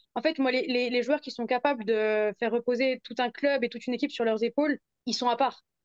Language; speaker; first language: French; native; French